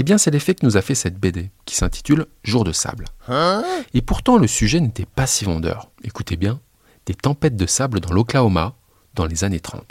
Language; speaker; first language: French; native; French